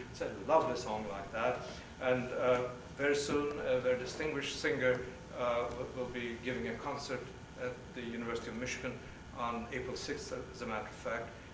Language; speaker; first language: English; non-native, fluent; Turkish